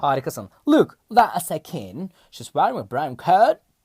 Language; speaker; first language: English; non-native, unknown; Turkish